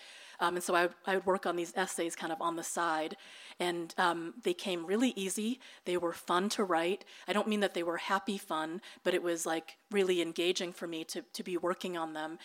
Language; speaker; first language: English; early bilingual, other home language; Filipino